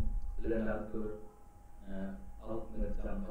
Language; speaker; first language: German; non-native, learner; Hindi